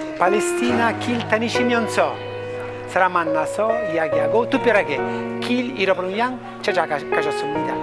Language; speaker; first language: Korean; non-native, fluent; Italian